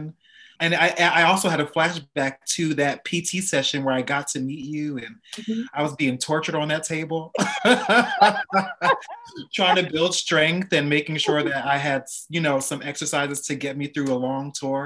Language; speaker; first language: English; native; English